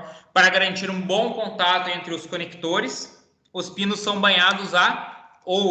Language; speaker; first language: Portuguese; native; Portuguese